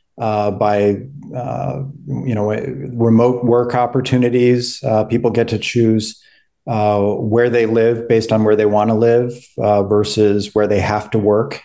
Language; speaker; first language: English; native; English